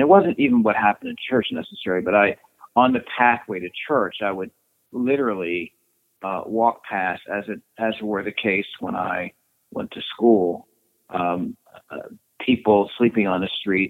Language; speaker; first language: English; native; English